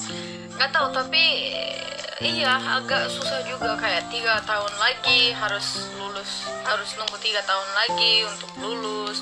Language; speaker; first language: Indonesian; non-native, fluent; Turkish